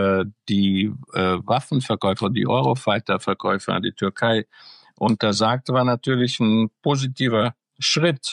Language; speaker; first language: German; early bilingual, other home language; Greek